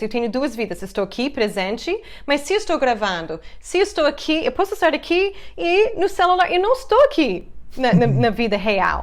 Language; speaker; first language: Portuguese; non-native, fluent; English